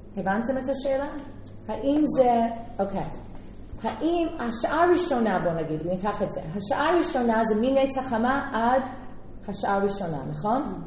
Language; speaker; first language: Hebrew; native; Hebrew